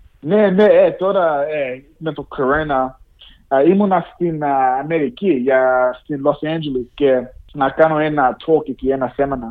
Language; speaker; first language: Greek; early bilingual, heritage; English